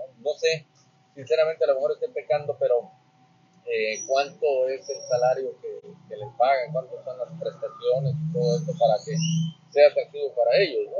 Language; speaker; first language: Spanish; native; Spanish